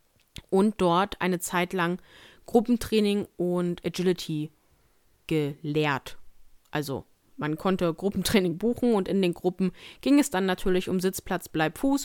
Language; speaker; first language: German; native; German